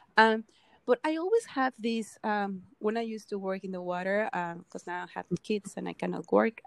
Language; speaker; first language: English; non-native, fluent; Spanish